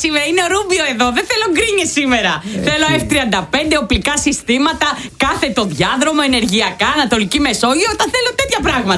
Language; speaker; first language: Greek; native; Greek